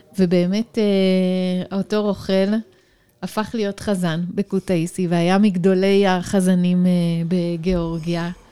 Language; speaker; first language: Hebrew; native; Hebrew